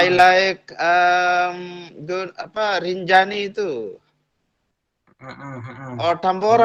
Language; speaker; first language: English; non-native, learner; Indonesian